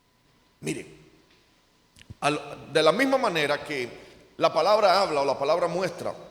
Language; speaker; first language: Spanish; native; Spanish